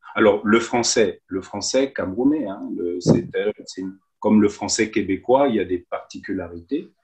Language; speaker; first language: French; native; French